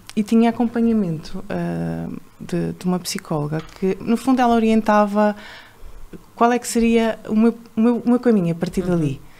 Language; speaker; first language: Portuguese; native; Portuguese